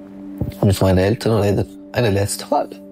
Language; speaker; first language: German; non-native, local second language; French